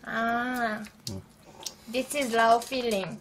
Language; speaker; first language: English; non-native, learner; Turkish